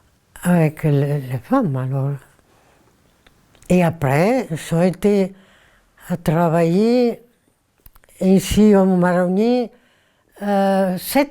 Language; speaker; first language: French; non-native, learner; Italian